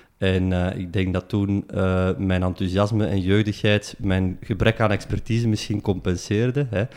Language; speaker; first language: Dutch; native; Dutch